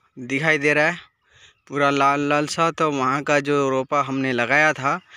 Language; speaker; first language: Hindi; native; Hindi